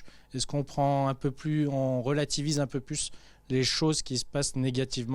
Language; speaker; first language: French; native; French